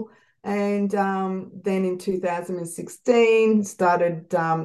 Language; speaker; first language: English; native; English